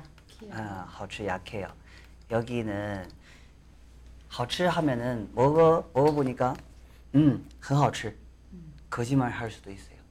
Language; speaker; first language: Korean; non-native, fluent; Chinese